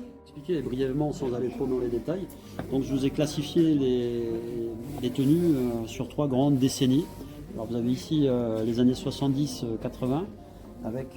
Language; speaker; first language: French; native; French